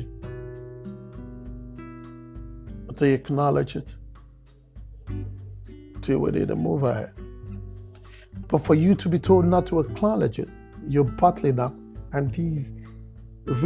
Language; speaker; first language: English; non-native, local second language; Yoruba